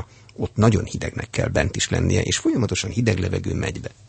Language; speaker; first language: Hungarian; native; Hungarian